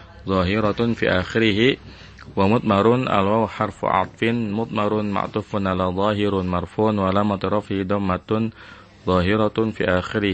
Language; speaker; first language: Arabic; non-native, fluent; Indonesian